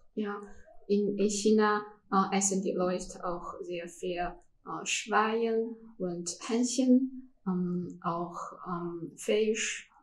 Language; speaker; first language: German; non-native, learner; Chinese